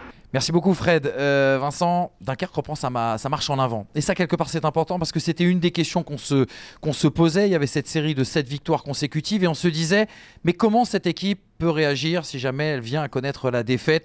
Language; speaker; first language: French; native; French